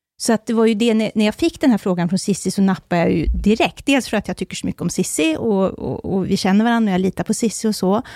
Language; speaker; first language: Swedish; native; Swedish